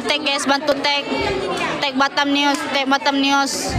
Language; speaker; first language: Indonesian; native; Indonesian